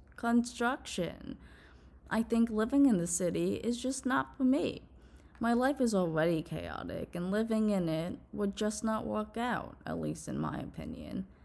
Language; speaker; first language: English; native; English